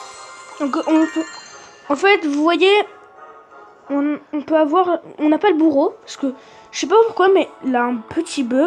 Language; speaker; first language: French; native; French